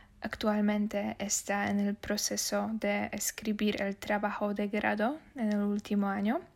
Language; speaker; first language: Spanish; non-native, learner; Polish